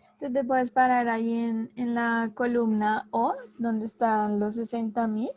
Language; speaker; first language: Spanish; native; Spanish